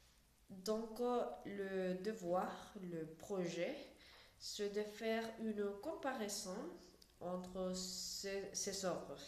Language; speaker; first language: French; non-native, learner; Spanish